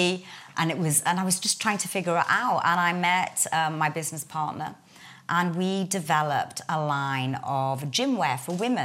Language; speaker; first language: English; native; English